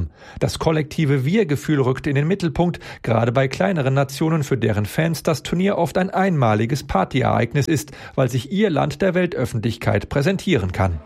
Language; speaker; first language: German; native; German